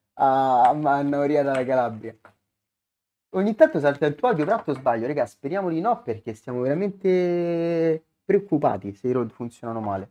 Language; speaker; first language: Italian; native; Italian